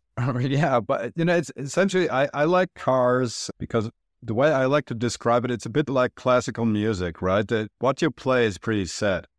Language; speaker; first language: English; non-native, fluent; Turkish